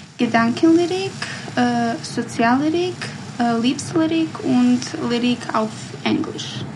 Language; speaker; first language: German; non-native, learner; Bosnian